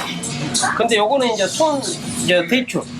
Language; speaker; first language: Korean; native; Korean